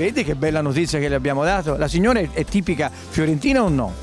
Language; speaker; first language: Italian; native; Italian